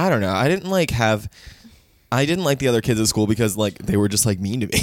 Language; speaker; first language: English; native; English